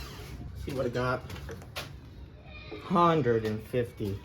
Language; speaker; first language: English; native; English